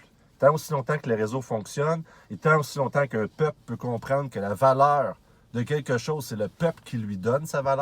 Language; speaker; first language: French; native; French